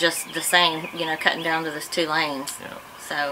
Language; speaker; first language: English; native; English